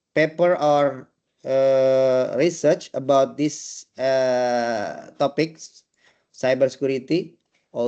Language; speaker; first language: English; non-native, learner; Indonesian